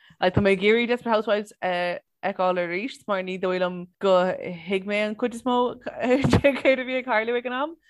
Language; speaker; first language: Irish; non-native, local second language; English